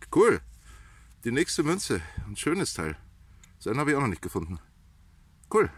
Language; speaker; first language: German; native; German